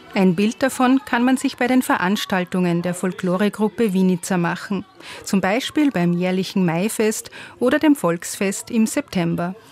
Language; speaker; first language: German; native; German